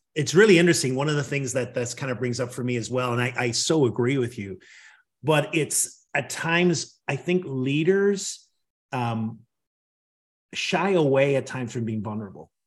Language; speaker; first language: English; native; English